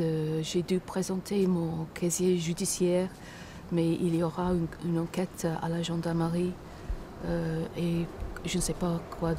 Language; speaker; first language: French; non-native, fluent; English